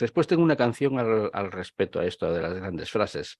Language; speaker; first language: Spanish; native; Spanish